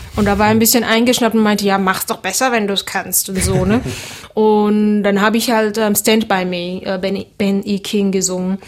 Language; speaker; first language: German; early bilingual, other home language; Seselwa Creole French